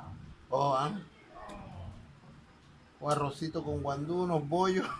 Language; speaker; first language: Spanish; native; Spanish